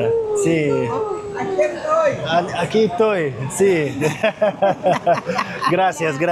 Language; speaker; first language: Spanish; non-native, learner; Arabic